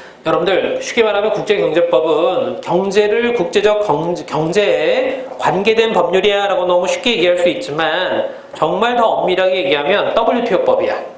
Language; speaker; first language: Korean; native; Korean